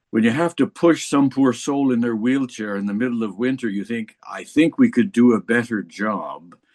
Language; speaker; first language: English; native; English